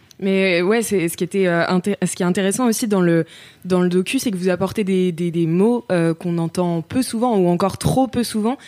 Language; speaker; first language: French; native; French